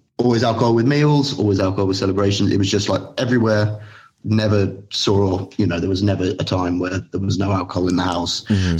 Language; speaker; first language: English; native; English